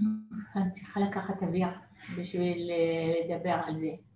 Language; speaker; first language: Hebrew; non-native, fluent; Arabic